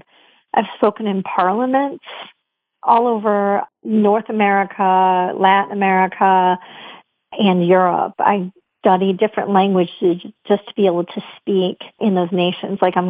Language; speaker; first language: English; native; English